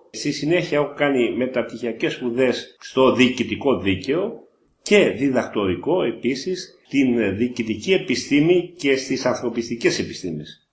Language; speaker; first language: Greek; native; Greek